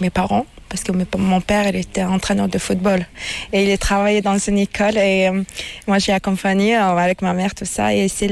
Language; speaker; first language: French; non-native, fluent; Mongolian